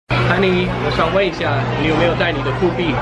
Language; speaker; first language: Chinese; non-native, learner; English